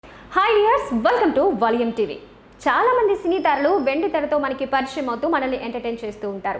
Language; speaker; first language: Telugu; native; Telugu